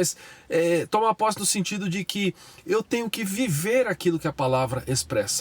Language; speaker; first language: Portuguese; native; Portuguese